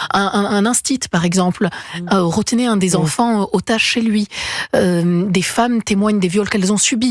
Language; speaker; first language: French; native; French